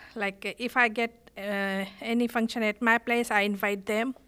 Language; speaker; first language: English; non-native, fluent; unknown